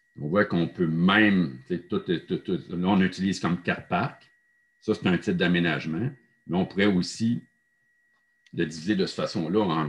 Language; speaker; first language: French; native; French